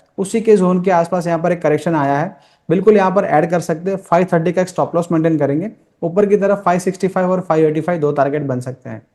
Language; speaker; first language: Hindi; non-native, local second language; Gujarati